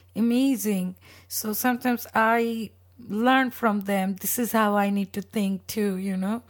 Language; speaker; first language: English; non-native, local second language; Bangla